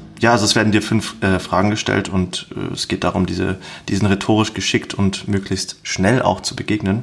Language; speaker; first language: German; native; German